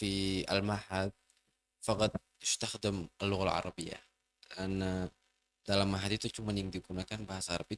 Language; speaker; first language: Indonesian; non-native, fluent; Arabic